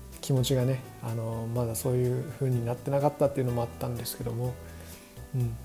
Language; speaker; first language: Japanese; native; Japanese